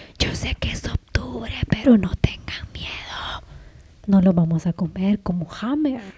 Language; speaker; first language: Spanish; native; Spanish